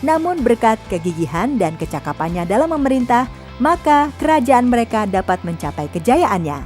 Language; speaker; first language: Indonesian; native; Indonesian